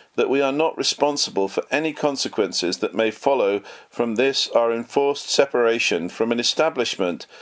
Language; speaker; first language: English; native; English